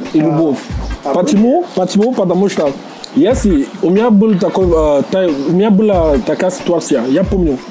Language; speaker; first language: Russian; non-native, fluent; Jamaican Creole English